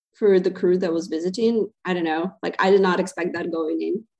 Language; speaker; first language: English; non-native, fluent; Ukrainian